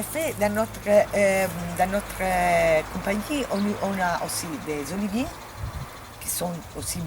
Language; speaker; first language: French; non-native, fluent; Italian